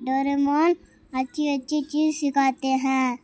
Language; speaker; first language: Hindi; non-native, local second language; Telugu